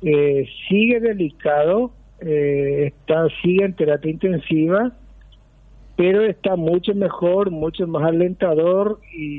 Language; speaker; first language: Spanish; native; Spanish